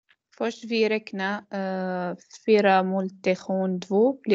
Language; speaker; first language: Swedish; non-native, learner; Arabic